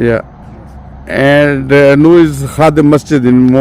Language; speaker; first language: English; non-native, learner; Urdu